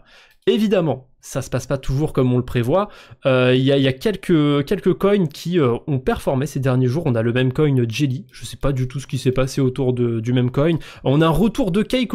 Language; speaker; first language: French; native; French